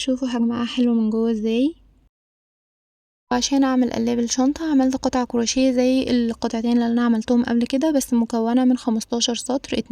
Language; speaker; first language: Arabic; native; Arabic